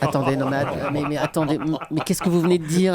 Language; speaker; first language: French; native; French